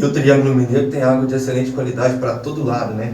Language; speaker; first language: Portuguese; native; Portuguese